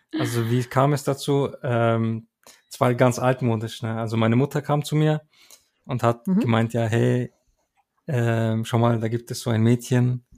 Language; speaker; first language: German; early bilingual, other home language; Turkish